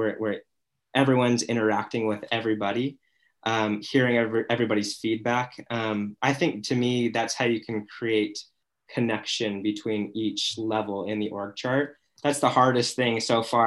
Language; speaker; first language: English; native; English